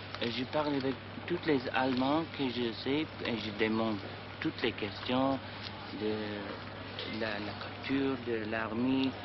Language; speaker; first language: French; non-native, learner; English